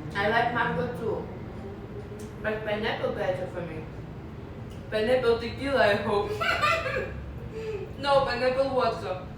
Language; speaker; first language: English; non-native, learner; Russian